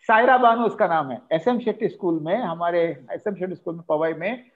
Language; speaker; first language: Hindi; non-native, local second language; Marathi